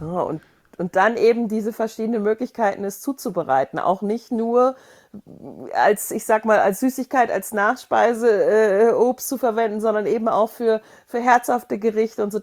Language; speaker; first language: German; native; German